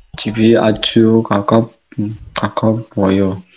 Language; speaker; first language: Korean; non-native, learner; Indonesian